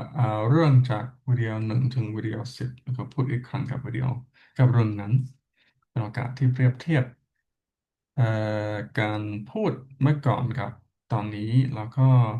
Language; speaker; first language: Thai; non-native, learner; English